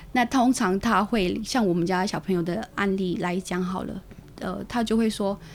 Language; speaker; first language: Chinese; native; Chinese